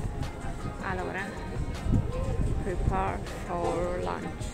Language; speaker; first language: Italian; non-native, learner; Russian